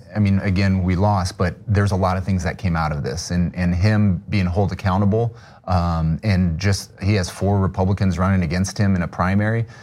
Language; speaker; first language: English; native; English